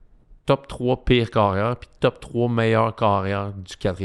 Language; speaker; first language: French; native; French